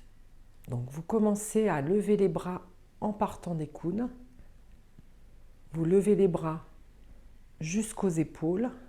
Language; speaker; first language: French; native; French